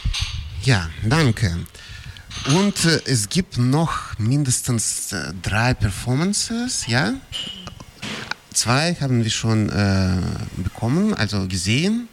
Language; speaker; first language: German; non-native, fluent; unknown